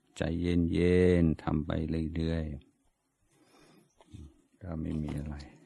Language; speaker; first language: Thai; non-native, fluent; English